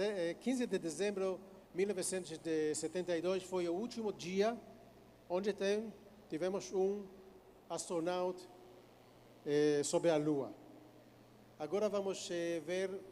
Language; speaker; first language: Portuguese; non-native, fluent; Hebrew